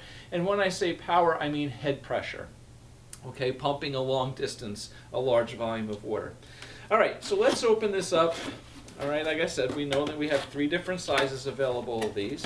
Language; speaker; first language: English; native; English